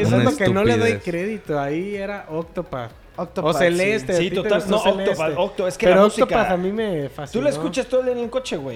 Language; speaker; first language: Spanish; native; Spanish